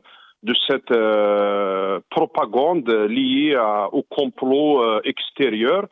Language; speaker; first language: French; non-native, local second language; Arabic